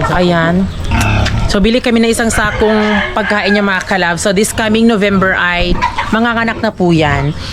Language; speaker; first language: Filipino; non-native, local second language; Cebuano